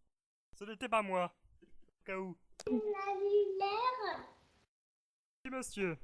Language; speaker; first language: French; native; French